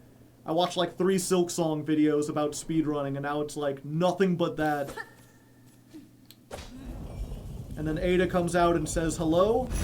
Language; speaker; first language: English; native; English